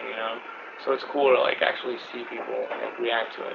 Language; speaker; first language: English; native; English